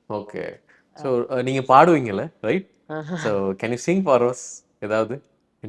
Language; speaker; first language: Tamil; native; Tamil